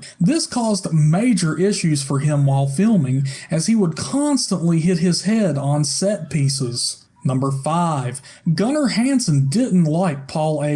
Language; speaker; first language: English; native; English